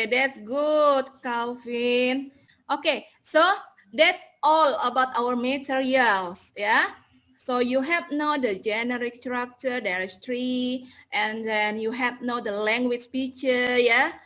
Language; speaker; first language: English; non-native, learner; Indonesian